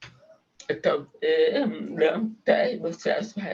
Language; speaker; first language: Portuguese; non-native, local second language; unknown